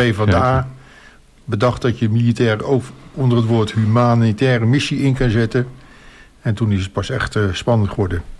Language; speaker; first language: Dutch; native; Dutch